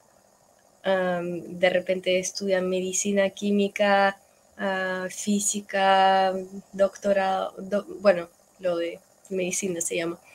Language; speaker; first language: Spanish; non-native, fluent; Russian